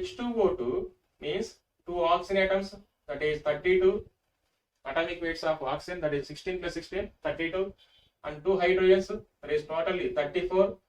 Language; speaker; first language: English; non-native, local second language; Telugu